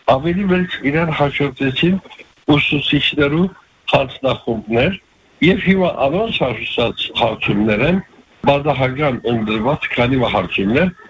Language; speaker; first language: Armenian; early bilingual, heritage; Armenian